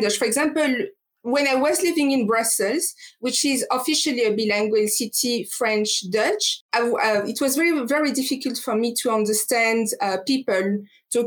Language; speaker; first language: English; non-native, fluent; French